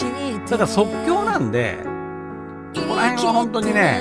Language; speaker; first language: Japanese; native; Japanese